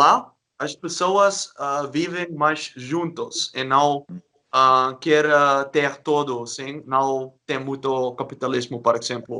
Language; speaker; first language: Portuguese; non-native, learner; Dutch